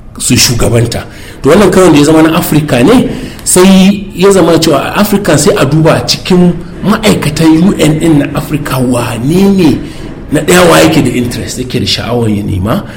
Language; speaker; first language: Hausa; native; Hausa